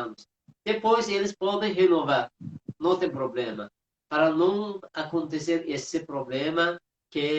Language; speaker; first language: Portuguese; non-native, fluent; Persian